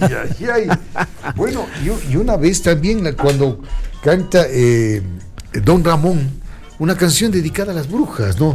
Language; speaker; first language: Spanish; native; Spanish